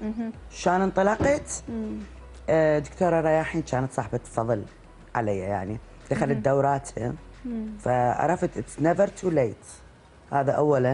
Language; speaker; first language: Arabic; native; Arabic